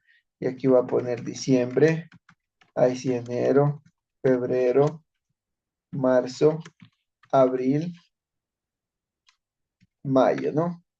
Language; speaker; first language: Spanish; native; Spanish